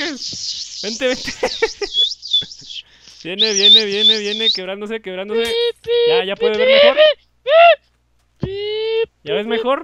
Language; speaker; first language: Spanish; native; Spanish